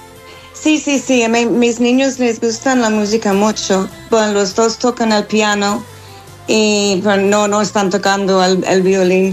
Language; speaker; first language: Spanish; non-native, fluent; English